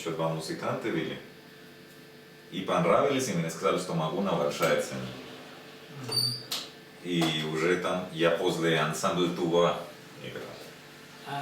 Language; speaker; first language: Russian; non-native, learner; Spanish